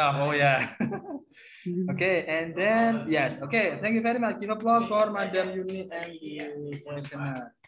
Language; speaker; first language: English; non-native, learner; Indonesian